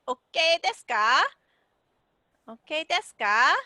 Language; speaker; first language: Japanese; non-native, fluent; English